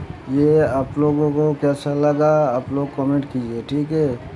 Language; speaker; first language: Hindi; non-native, fluent; Bangla